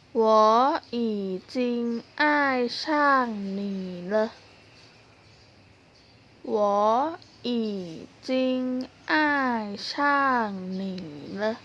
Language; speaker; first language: Chinese; non-native, fluent; Thai